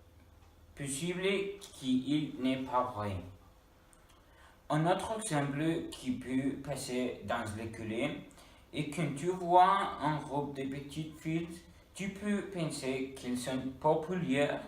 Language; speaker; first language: French; non-native, learner; Spanish